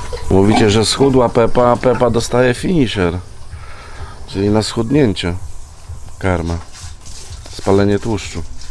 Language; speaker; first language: Polish; native; Polish